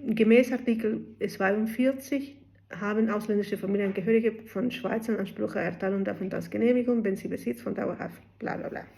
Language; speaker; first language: German; non-native, fluent; Spanish